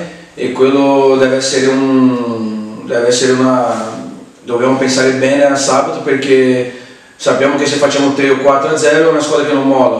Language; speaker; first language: Italian; non-native, fluent; Portuguese